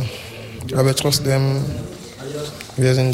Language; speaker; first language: German; non-native, learner; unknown